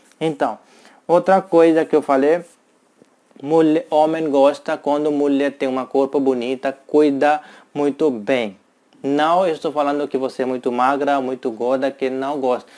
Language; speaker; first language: Portuguese; non-native, learner; Hindi